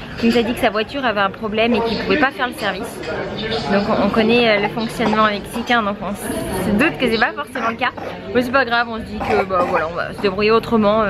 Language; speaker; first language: French; native; French